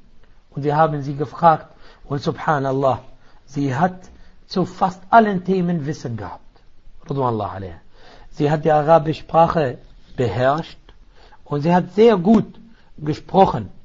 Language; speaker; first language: German; non-native, fluent; Arabic